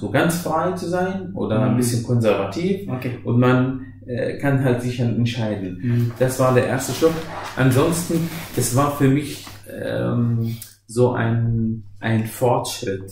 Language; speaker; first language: German; non-native, fluent; Arabic